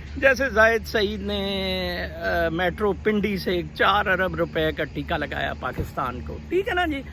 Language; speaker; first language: Urdu; non-native, local second language; Punjabi